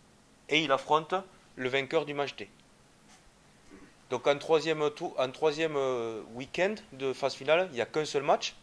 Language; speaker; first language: French; native; French